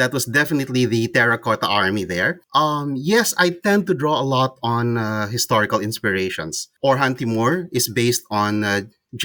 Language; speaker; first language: English; non-native, local second language; Cebuano